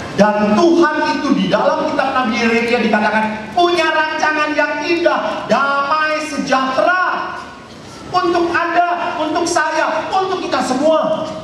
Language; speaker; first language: Indonesian; non-native, local second language; Javanese